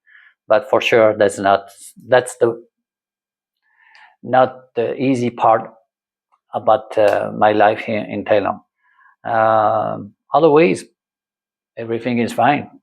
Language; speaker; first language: English; non-native, learner; French